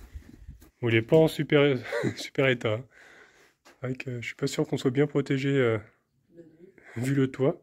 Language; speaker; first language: French; native; French